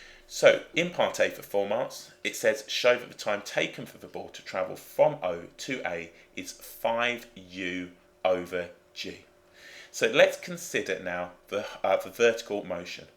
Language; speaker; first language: English; native; English